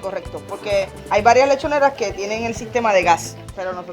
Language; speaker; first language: Spanish; native; Spanish